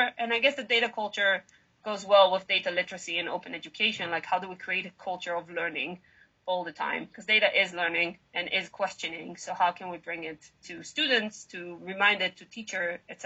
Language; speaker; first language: English; non-native, fluent; Hebrew